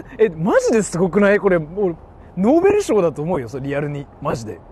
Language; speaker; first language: Japanese; native; Japanese